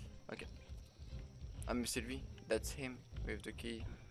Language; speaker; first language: English; non-native, learner; French